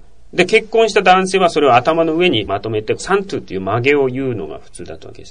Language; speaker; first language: Japanese; native; Japanese